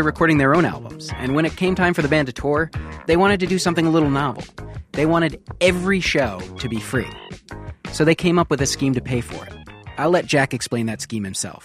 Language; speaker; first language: English; native; English